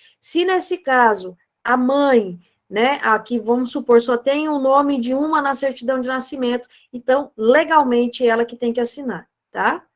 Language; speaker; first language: Portuguese; non-native, fluent; Spanish